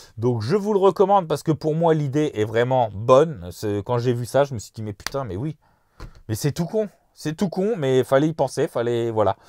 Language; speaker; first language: French; native; French